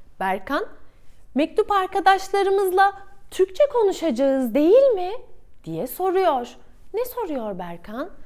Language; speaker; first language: Turkish; native; Turkish